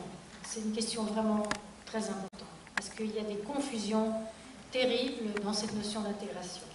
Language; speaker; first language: French; native; French